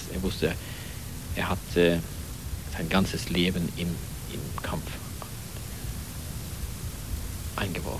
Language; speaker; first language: German; non-native, fluent; Norwegian